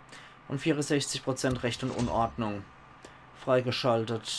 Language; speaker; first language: German; native; German